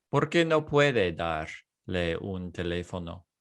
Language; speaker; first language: Spanish; non-native, fluent; English